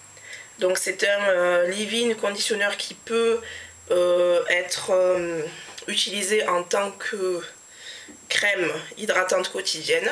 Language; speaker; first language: French; native; French